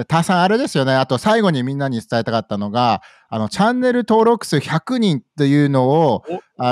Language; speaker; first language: Japanese; native; Japanese